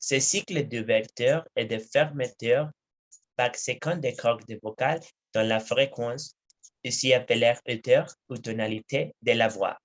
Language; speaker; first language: French; non-native, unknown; Spanish